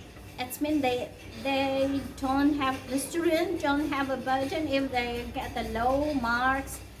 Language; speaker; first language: English; non-native, learner; Indonesian